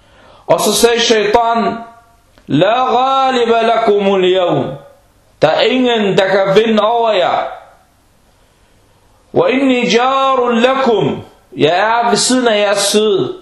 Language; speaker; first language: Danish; non-native, fluent; Arabic